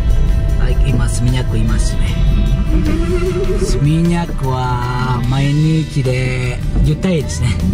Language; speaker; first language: Japanese; non-native, fluent; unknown